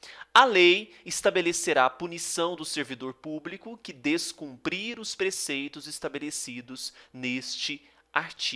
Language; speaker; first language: Portuguese; native; Portuguese